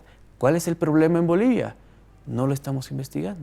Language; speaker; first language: Spanish; native; Spanish